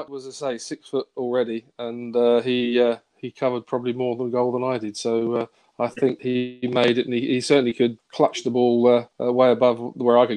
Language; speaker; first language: English; native; English